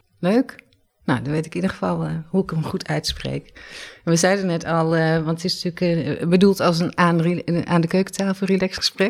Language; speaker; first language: Dutch; native; Dutch